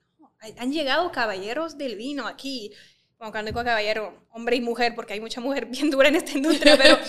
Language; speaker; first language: Spanish; non-native, fluent; French